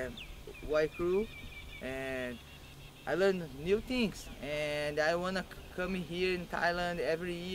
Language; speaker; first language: English; non-native, learner; Portuguese